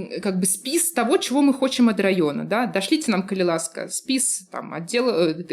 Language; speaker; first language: Belarusian; non-native, local second language; Russian